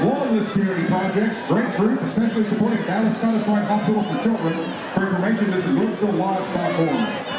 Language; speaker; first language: English; native; English